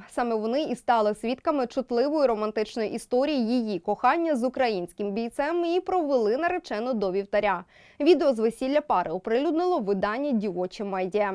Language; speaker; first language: Ukrainian; native; Ukrainian